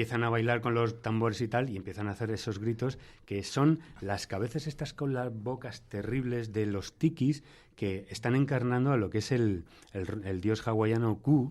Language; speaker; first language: Spanish; native; Spanish